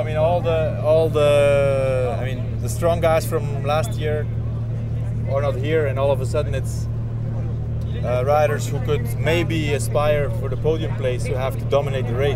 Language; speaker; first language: English; non-native, fluent; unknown